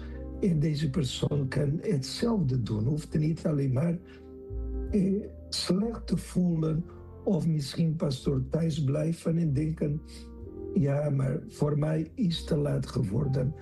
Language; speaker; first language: Dutch; non-native, fluent; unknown